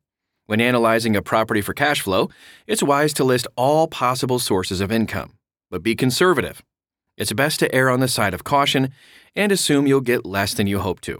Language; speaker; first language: English; native; English